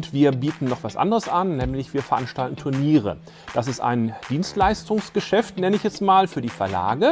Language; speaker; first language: German; native; German